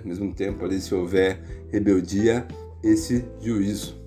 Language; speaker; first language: Portuguese; native; Portuguese